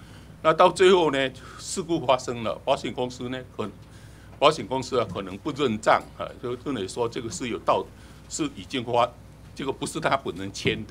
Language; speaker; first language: Chinese; native; Chinese